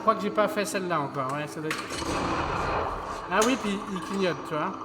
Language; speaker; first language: French; native; French